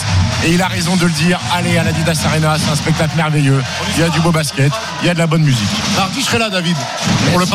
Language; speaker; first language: French; native; French